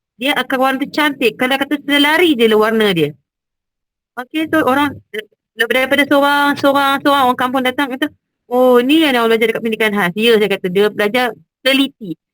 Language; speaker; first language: Malay; native; Malay